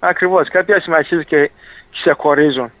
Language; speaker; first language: Greek; non-native, fluent; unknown